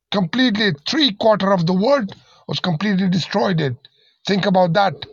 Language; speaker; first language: English; non-native, learner; Persian